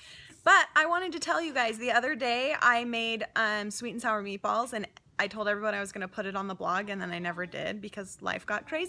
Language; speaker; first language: English; native; English